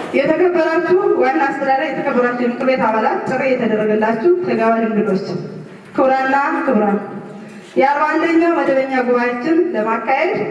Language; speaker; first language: Amharic; non-native, local second language; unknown